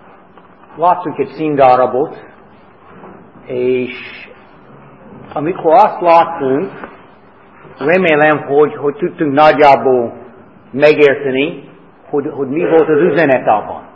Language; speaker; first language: Hungarian; non-native, fluent; English